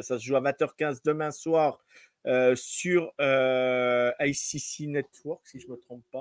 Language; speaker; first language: French; native; French